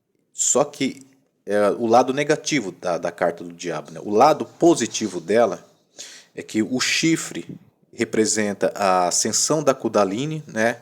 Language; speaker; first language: Portuguese; native; Portuguese